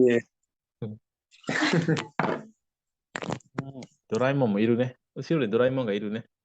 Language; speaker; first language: Japanese; non-native, fluent; Indonesian